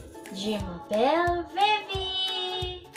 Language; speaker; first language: French; non-native, learner; Indonesian